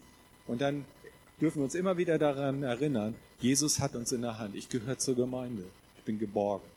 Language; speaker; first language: German; native; German